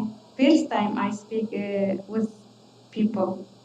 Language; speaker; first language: English; non-native, learner; Kurdish